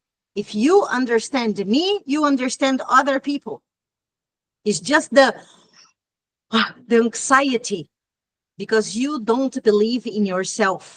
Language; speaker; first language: English; non-native, fluent; Portuguese